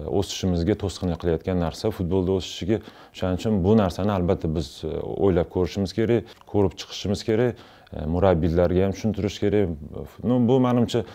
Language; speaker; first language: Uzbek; non-native, local second language; Russian